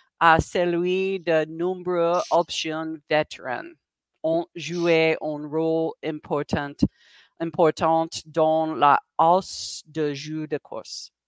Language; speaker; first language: French; non-native, learner; English